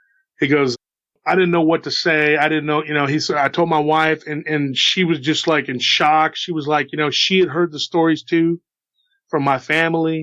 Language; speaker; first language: English; native; English